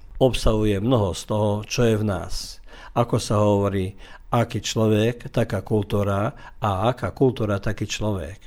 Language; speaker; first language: Slovak; early bilingual, heritage; Slovak